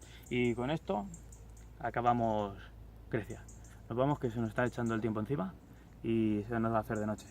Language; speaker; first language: Spanish; native; Spanish